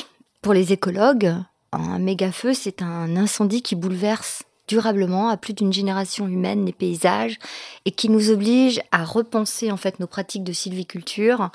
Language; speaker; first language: French; native; French